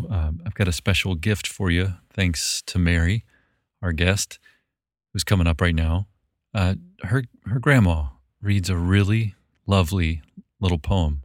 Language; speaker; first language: English; native; English